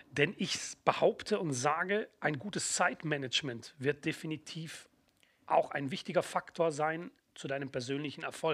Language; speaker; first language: German; native; German